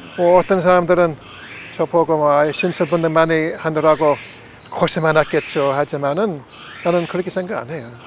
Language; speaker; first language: Korean; non-native, fluent; English